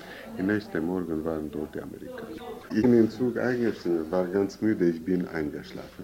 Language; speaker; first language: German; non-native, fluent; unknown